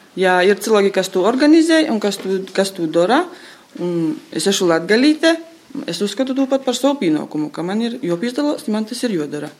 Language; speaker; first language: Latvian; native; Latvian